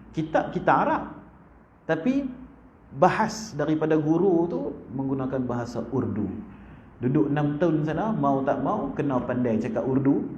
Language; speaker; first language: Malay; native; Malay